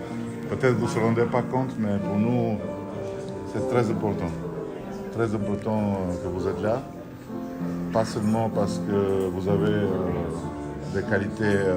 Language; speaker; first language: French; non-native, fluent; Albanian